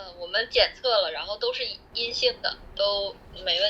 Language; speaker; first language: Chinese; native; Chinese